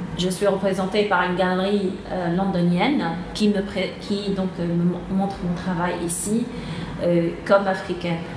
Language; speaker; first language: French; non-native, local second language; Arabic